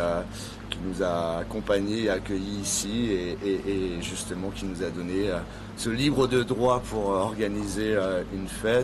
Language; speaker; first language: French; native; French